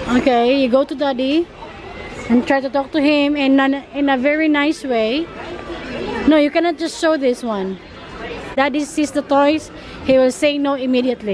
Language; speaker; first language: English; non-native, local second language; Filipino